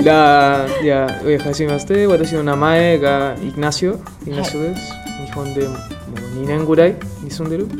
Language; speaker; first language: Japanese; non-native, learner; Spanish